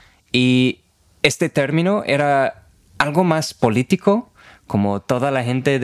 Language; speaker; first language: Spanish; non-native, fluent; English